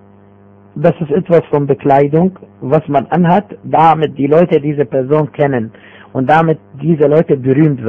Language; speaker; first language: German; non-native, fluent; Arabic